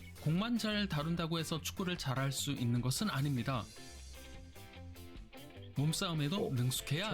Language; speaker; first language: Korean; native; Korean